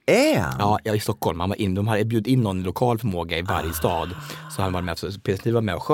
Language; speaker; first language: Swedish; native; Swedish